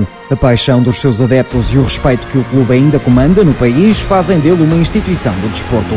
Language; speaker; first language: Portuguese; native; Portuguese